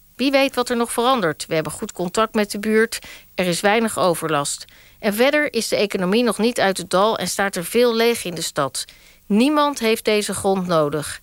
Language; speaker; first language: Dutch; native; Dutch